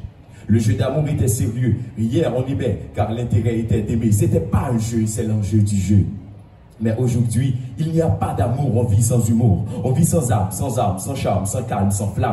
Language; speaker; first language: French; non-native, local second language; Haitian Creole